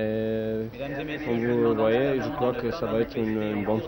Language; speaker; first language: French; non-native, learner; Romanian